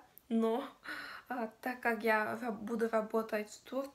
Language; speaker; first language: Russian; non-native, local second language; Kazakh